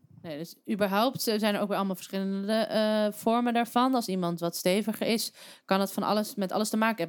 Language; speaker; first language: Dutch; native; Dutch